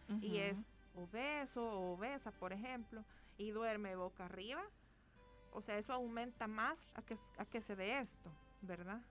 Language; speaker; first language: Spanish; native; Spanish